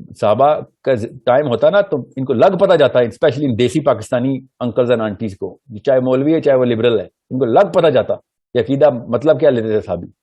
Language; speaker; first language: Urdu; early bilingual, heritage; Urdu